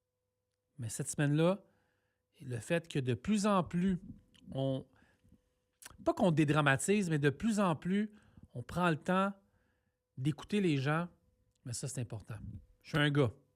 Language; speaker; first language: French; native; French